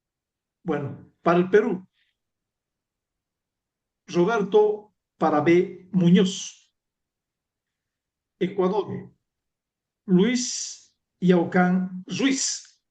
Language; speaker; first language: Spanish; native; Spanish